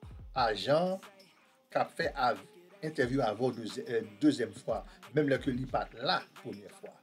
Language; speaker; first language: French; non-native, learner; Haitian Creole